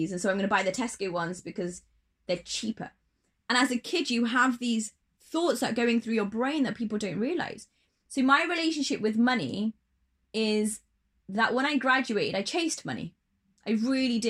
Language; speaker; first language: English; native; English